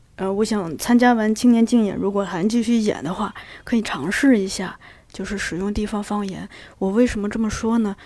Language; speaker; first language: Chinese; native; Chinese